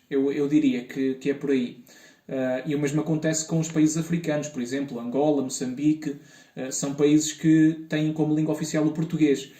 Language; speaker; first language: Portuguese; native; Portuguese